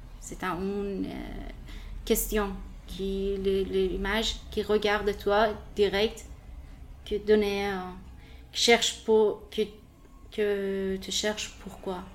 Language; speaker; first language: French; non-native, learner; Persian